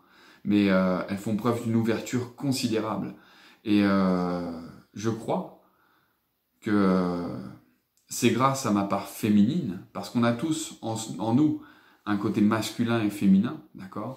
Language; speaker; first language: French; native; French